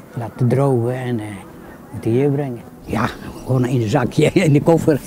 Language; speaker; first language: Dutch; non-native, learner; Italian